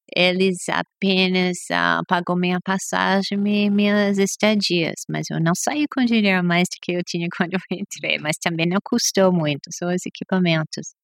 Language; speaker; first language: Portuguese; non-native, fluent; English